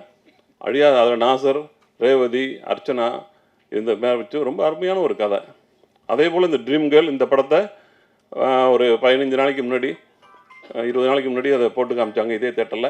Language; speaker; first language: Tamil; native; Tamil